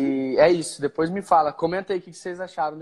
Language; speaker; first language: Portuguese; native; Portuguese